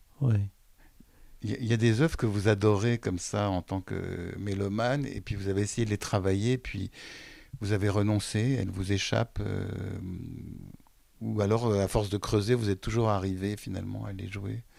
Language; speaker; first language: French; native; French